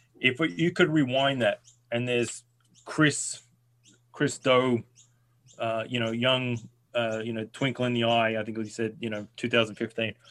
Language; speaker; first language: English; native; English